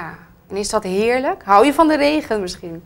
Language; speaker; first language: Dutch; native; Dutch